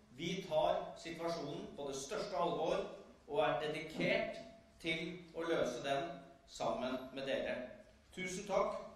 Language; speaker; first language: Norwegian; native; Norwegian